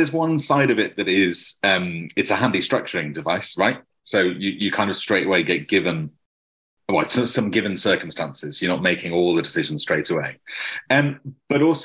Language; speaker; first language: English; native; English